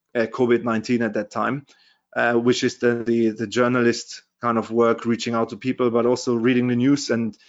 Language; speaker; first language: English; non-native, fluent; German